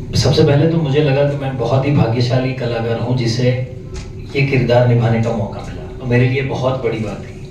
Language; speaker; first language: Hindi; non-native, local second language; Gujarati